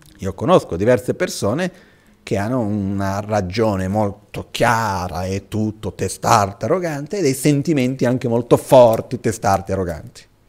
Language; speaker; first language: Italian; non-native, fluent; Portuguese